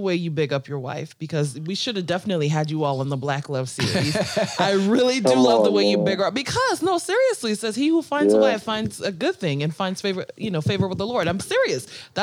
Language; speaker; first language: English; non-native, local second language; Akan